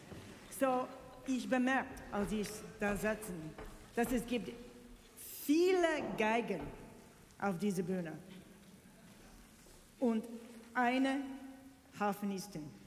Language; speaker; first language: German; non-native, learner; English